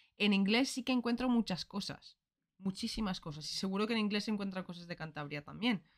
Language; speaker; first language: Spanish; early bilingual, other home language; English